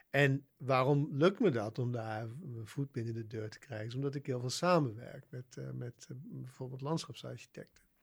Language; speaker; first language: Dutch; native; Dutch